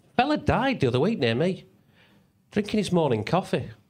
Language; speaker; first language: English; native; English